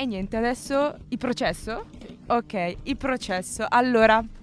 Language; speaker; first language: Italian; early bilingual, other home language; Arabic